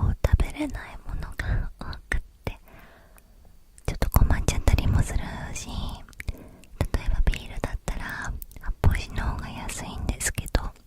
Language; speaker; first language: Japanese; native; Japanese